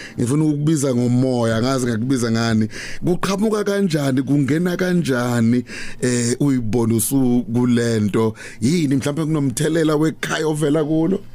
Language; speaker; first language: Zulu; native; Zulu